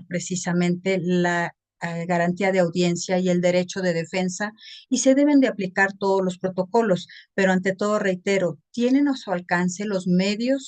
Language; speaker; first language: Spanish; native; Spanish